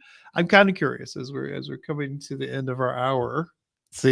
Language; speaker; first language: English; native; English